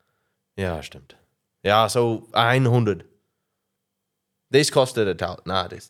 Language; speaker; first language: German; non-native, learner; English